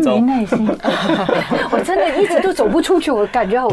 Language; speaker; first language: Chinese; native; Chinese